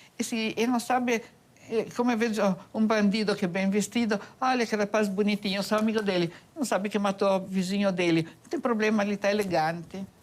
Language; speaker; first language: Portuguese; non-native, fluent; Italian